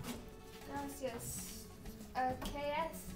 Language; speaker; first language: Spanish; non-native, learner; English